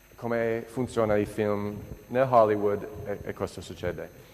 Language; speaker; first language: Italian; non-native, fluent; English